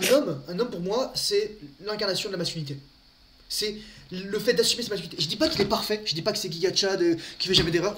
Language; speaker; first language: French; native; French